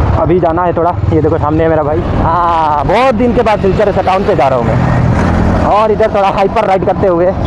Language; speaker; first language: Hindi; non-native, local second language; Bangla